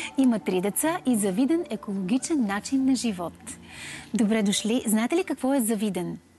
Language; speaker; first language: Bulgarian; native; Bulgarian